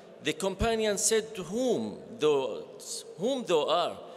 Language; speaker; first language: English; non-native, fluent; Arabic